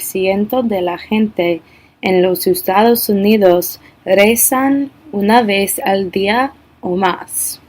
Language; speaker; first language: Spanish; non-native, learner; English